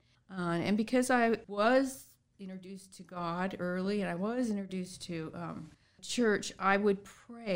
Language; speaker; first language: English; native; English